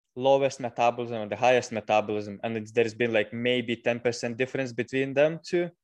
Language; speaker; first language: English; non-native, fluent; Lithuanian